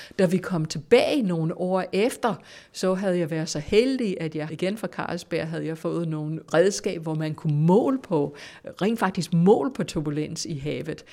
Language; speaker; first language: Danish; non-native, fluent; English